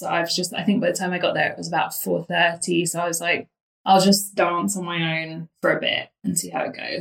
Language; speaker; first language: English; native; English